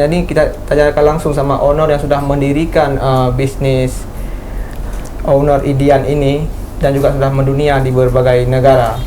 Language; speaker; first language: Indonesian; native; Indonesian